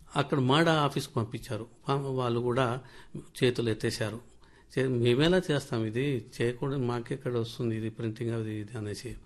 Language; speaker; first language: Telugu; non-native, local second language; Lambadi